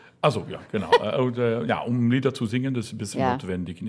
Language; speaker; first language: German; non-native, fluent; French